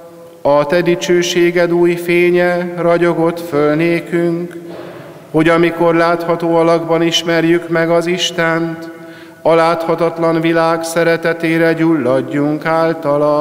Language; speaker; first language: Hungarian; native; Hungarian